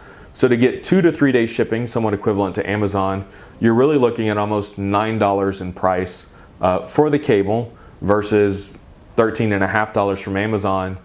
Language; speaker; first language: English; native; English